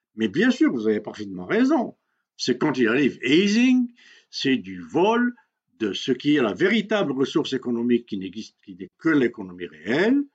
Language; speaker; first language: French; non-native, local second language; Kabyle